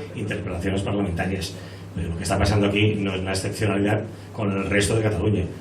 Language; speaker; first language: Spanish; non-native, local second language; Catalan